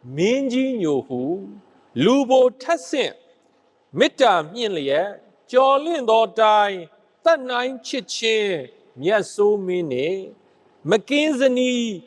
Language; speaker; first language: Burmese; native; Burmese